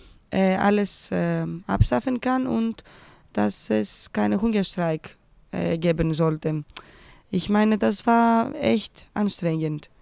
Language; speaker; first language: German; non-native, fluent; Greek